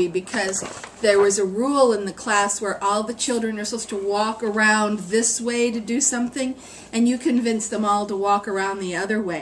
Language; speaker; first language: English; native; English